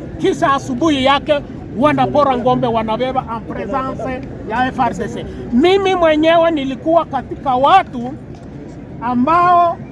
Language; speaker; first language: Swahili; non-native, local second language; Kinyarwanda